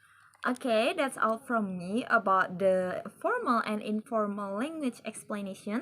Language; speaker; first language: English; non-native, learner; Indonesian